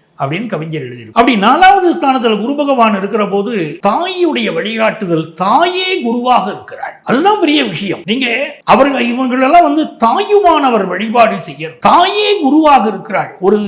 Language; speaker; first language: Tamil; native; Tamil